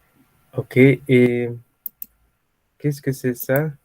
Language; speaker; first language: French; non-native, fluent; Spanish